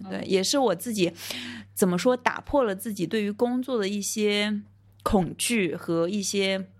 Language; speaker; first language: Chinese; native; Chinese